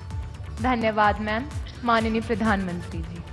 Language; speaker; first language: Hindi; native; Hindi